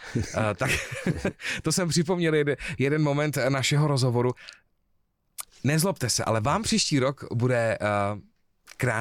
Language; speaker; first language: Czech; native; Czech